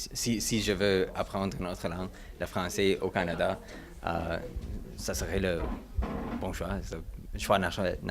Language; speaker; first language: French; non-native, learner; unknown